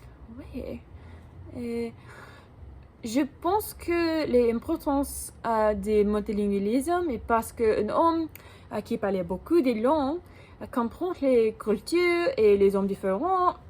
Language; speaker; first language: French; non-native, learner; English